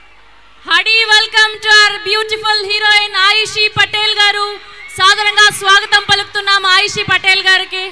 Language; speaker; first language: Telugu; native; Telugu